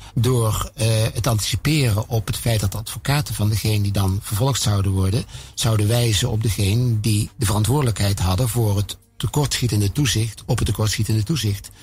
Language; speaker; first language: Dutch; native; Dutch